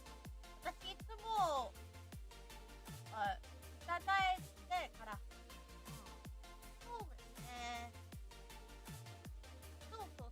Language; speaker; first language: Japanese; non-native, learner; English